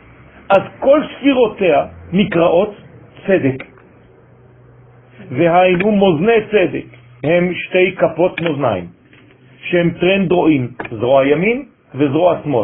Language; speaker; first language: Hebrew; non-native, fluent; French